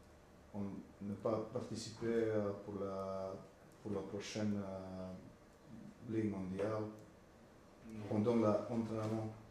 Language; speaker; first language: French; non-native, learner; Slovenian